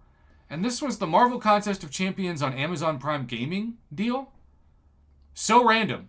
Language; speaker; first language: English; native; English